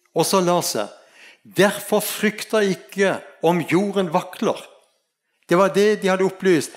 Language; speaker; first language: Norwegian; native; Norwegian